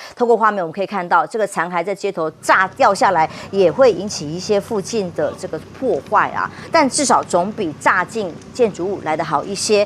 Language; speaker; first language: Chinese; native; Chinese